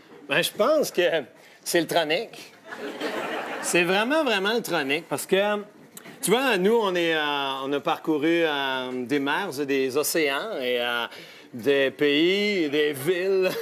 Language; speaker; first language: French; native; French